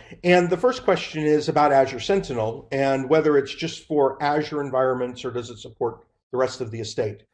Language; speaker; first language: English; native; English